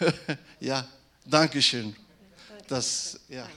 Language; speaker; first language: German; non-native, fluent; Russian